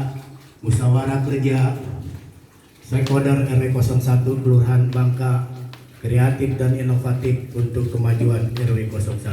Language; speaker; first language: Indonesian; native; Indonesian